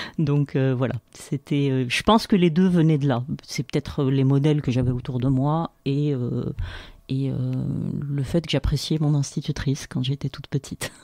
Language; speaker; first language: French; non-native, local second language; Arabic